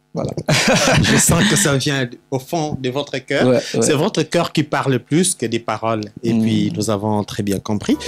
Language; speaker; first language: French; non-native, local second language; Lingala